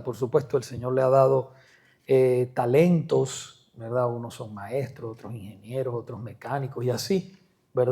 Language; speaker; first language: Spanish; native; Spanish